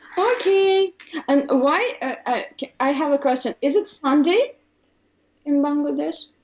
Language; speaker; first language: English; non-native, fluent; Russian